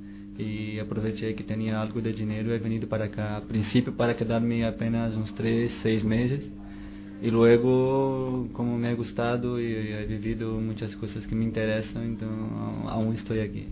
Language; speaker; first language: Spanish; non-native, fluent; Portuguese